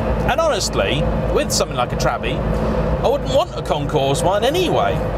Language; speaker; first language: English; native; English